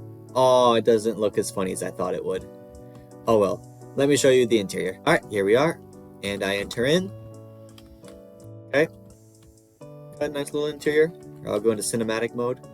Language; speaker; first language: English; native; English